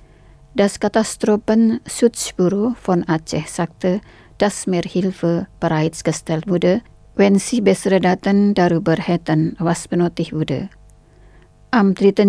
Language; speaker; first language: German; non-native, fluent; Indonesian